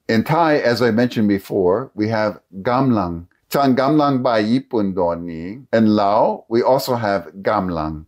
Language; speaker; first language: English; native; English